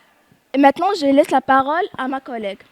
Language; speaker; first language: French; non-native, local second language; Arabic